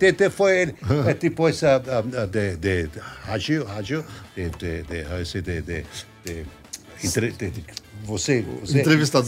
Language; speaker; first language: Portuguese; non-native, learner; German